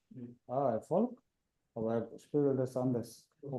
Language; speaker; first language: German; non-native, fluent; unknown